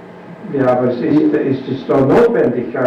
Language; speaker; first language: German; non-native, fluent; English